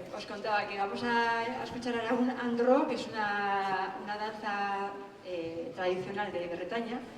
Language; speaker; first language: Spanish; native; Spanish